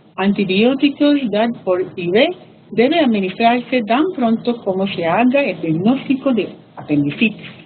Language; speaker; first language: Spanish; early bilingual, heritage; Spanish